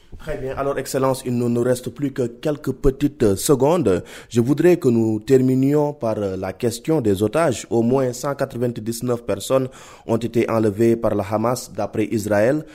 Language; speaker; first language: French; non-native, local second language; Wolof